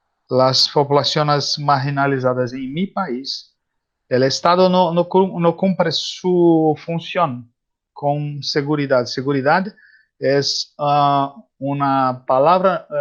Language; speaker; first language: Spanish; non-native, learner; Portuguese